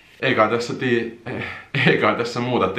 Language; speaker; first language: Finnish; native; Finnish